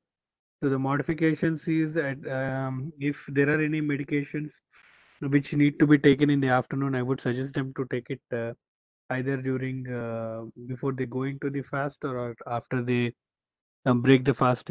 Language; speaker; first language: English; non-native, local second language; Telugu